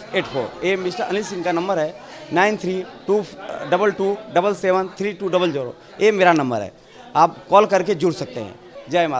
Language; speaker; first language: Hindi; native; Hindi